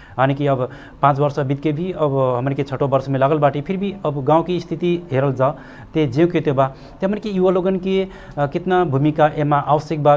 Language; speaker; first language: Bhojpuri; non-native, local second language; Dangaura Tharu